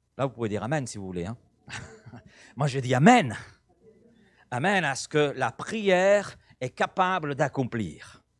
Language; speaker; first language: French; native; French